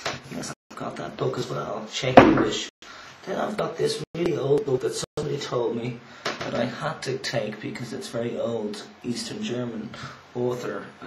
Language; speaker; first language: English; native; English